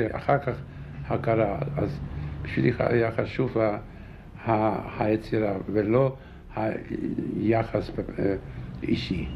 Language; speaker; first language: Hebrew; non-native, fluent; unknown